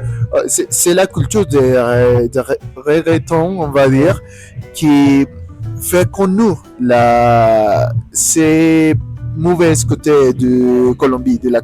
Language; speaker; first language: French; non-native, learner; Spanish